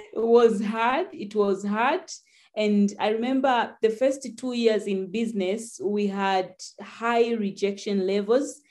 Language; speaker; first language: English; non-native, local second language; Swahili